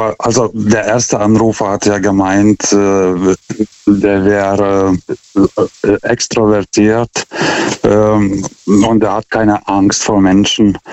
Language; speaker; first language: German; non-native, fluent; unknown